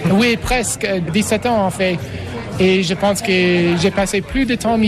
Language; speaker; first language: French; non-native, fluent; English